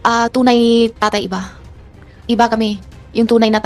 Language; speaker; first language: Filipino; non-native, learner; Chinese